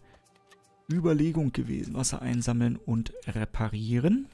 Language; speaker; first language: German; native; German